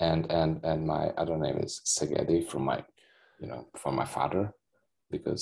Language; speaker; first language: English; non-native, fluent; Hungarian